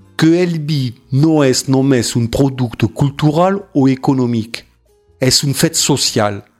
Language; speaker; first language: Catalan; non-native, fluent; French